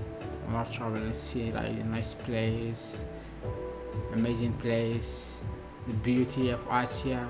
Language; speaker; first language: English; non-native, learner; Arabic